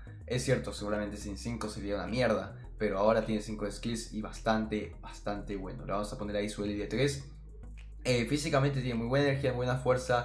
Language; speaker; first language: Spanish; native; Spanish